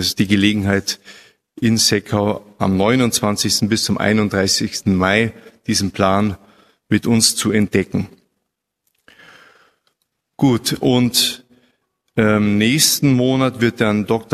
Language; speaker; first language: German; native; German